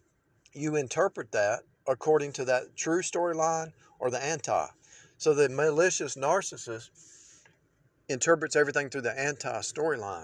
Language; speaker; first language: English; native; English